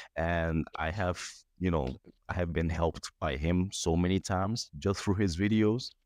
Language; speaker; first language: English; non-native, fluent; Spanish